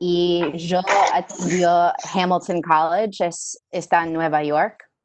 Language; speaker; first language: Spanish; non-native, learner; English